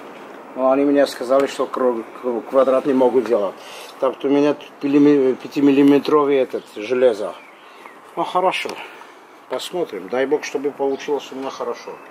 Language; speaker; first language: Russian; non-native, fluent; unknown